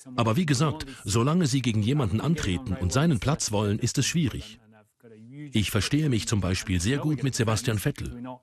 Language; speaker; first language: German; native; German